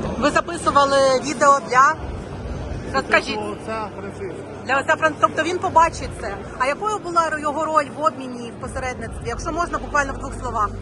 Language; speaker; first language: Ukrainian; native; Ukrainian